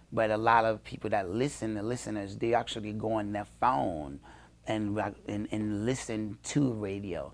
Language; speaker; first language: English; early bilingual, other home language; Haitian Creole